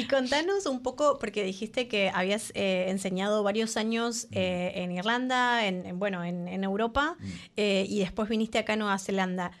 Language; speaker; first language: Spanish; native; Spanish